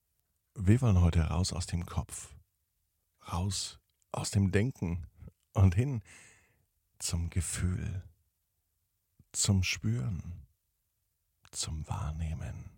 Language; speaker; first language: German; native; German